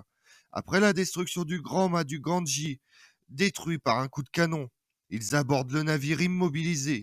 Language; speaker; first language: French; native; French